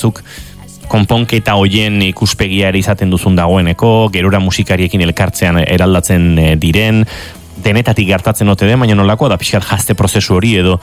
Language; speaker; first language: Basque; native; Basque